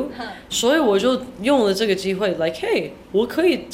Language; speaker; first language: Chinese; early bilingual, heritage; English